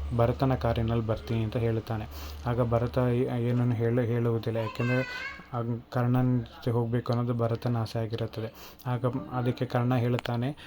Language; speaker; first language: Kannada; native; Kannada